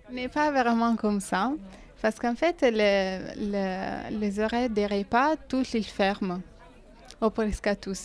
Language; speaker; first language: French; non-native, fluent; Italian